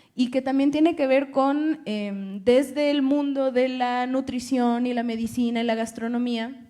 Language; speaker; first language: Spanish; early bilingual, other home language; English